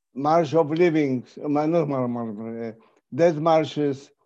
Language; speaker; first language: English; non-native, fluent; Polish